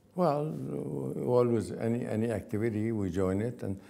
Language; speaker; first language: English; non-native, fluent; Arabic